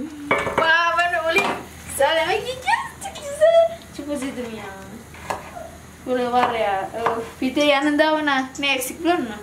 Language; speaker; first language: Turkish; non-native, learner; Indonesian